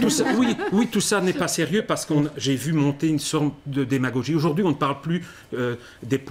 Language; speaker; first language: French; native; French